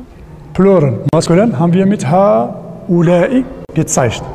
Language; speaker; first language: German; non-native, learner; Arabic